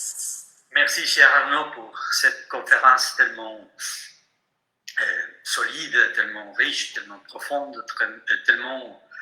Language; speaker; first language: French; non-native, fluent; Spanish